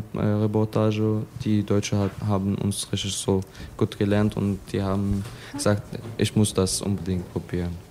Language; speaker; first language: German; non-native, fluent; Arabic